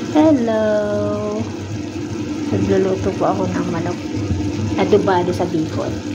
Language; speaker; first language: Filipino; non-native, local second language; Bikol